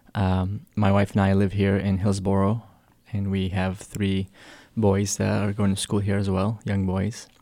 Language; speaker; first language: English; early bilingual, other home language; Arabic